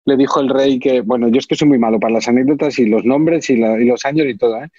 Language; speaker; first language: Spanish; native; Spanish